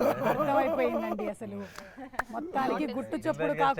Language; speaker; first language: Telugu; native; Telugu